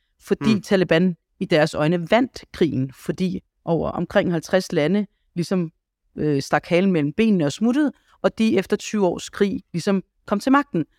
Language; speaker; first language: Danish; early bilingual, other home language; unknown